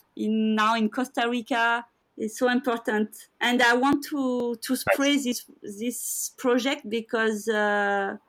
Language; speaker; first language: English; non-native, learner; French